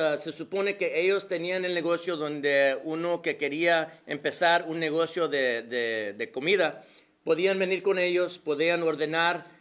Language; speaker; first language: Spanish; early bilingual, other home language; English